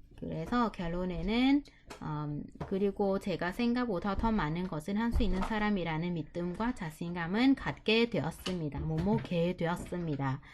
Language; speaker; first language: Korean; non-native, fluent; Vietnamese